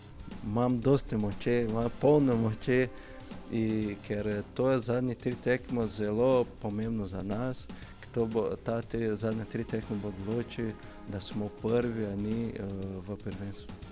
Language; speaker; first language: Slovenian; non-native, learner; Portuguese